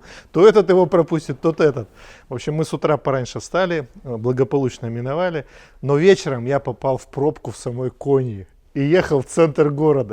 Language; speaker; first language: Russian; native; Russian